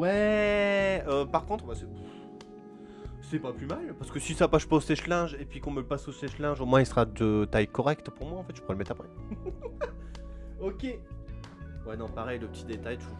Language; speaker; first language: French; native; French